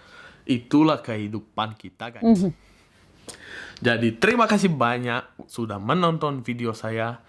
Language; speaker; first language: Indonesian; early bilingual, other home language; Russian